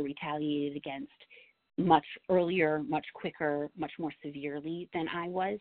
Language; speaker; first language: English; native; English